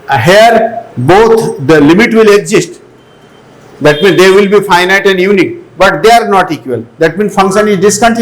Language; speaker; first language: English; non-native, local second language; Hindi